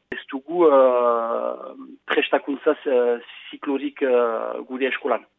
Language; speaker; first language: Basque; non-native, local second language; French